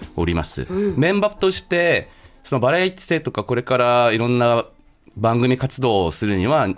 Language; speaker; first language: Japanese; non-native, fluent; Korean